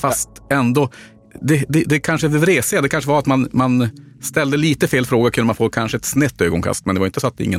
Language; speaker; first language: Swedish; native; Swedish